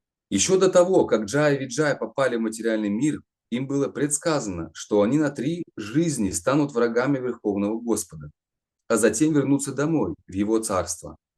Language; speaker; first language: Russian; native; Russian